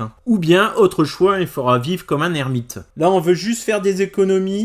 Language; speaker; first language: French; native; French